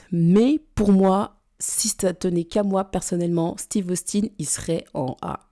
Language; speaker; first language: French; native; French